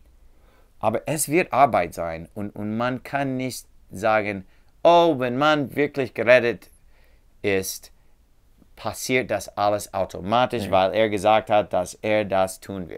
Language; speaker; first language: German; non-native, learner; English